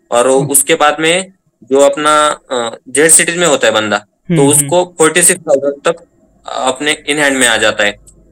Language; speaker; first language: Hindi; non-native, local second language; Marathi